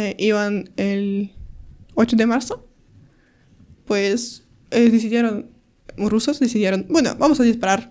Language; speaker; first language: Spanish; non-native, learner; Ukrainian